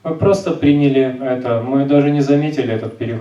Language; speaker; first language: Russian; native; Russian